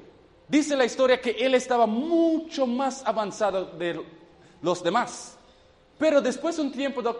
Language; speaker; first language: Spanish; non-native, fluent; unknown